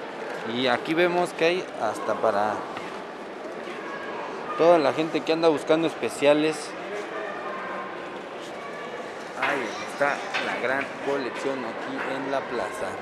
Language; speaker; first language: Spanish; native; Spanish